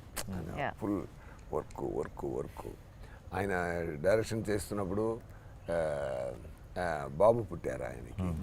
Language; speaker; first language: Telugu; non-native, fluent; Tamil